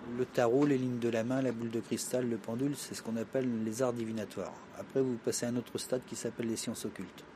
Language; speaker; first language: French; native; French